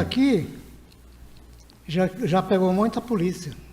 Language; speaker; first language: Portuguese; non-native, local second language; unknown